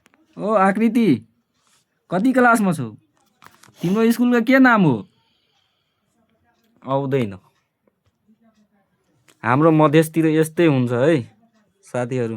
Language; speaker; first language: Nepali; non-native, local second language; Maithili